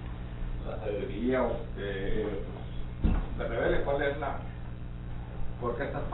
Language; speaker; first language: Spanish; native; Spanish